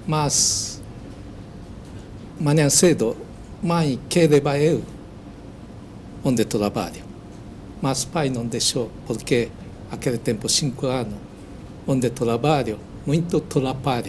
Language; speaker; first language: Portuguese; non-native, learner; Japanese